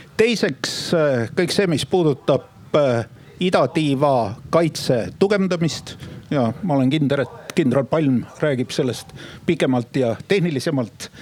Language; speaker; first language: Estonian; native; Estonian